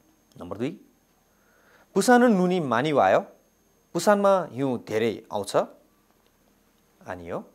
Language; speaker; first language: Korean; non-native, fluent; Nepali